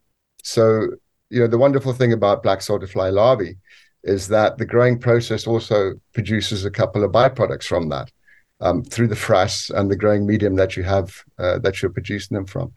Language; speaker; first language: English; native; English